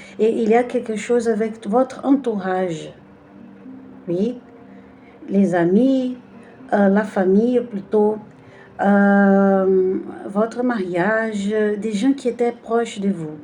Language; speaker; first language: French; non-native, fluent; Portuguese